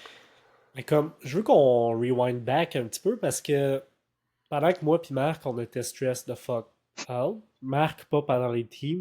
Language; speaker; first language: French; native; French